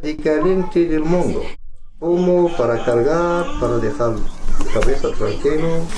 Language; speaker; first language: Spanish; non-native, learner; Arabic